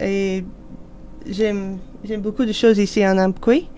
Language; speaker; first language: French; non-native, learner; English